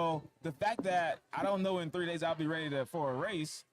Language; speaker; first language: English; native; English